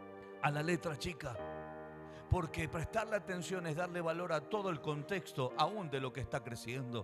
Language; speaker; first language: Spanish; native; Spanish